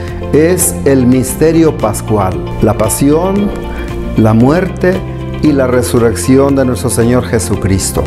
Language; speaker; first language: Spanish; native; Spanish